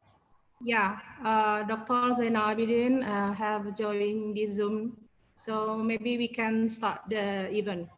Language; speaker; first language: English; non-native, learner; Indonesian